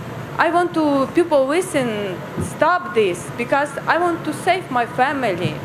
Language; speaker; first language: English; non-native, learner; Ukrainian